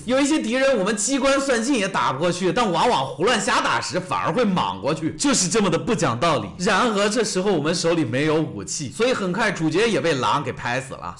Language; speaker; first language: Chinese; native; Chinese